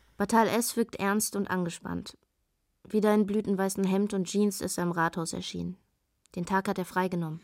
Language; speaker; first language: German; native; German